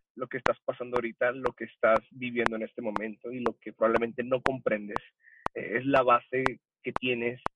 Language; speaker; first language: Spanish; early bilingual, heritage; Spanish